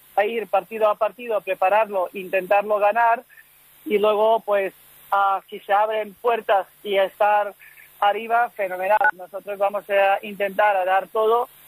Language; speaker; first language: Spanish; non-native, fluent; Serbian